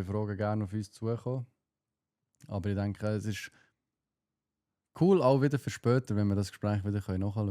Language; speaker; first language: German; native; German